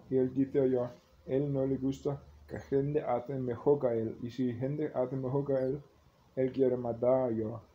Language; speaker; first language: Spanish; non-native, learner; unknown